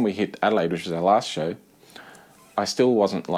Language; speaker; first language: English; native; English